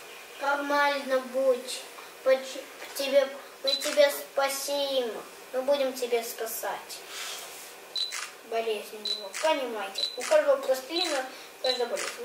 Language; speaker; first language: Russian; early bilingual, heritage; Russian